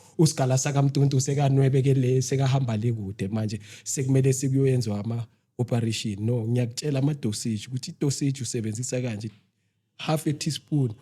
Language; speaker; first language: Zulu; native; Zulu